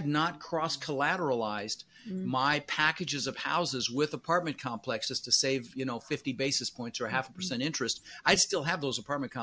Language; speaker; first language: English; early bilingual, other home language; Dutch